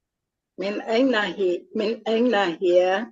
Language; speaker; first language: Arabic; non-native, learner; Indonesian